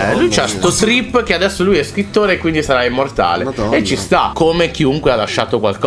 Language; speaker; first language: Italian; native; Italian